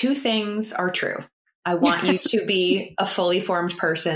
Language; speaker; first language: English; native; English